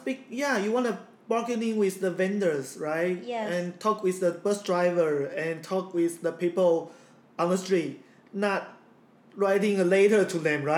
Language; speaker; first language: English; non-native, fluent; Chinese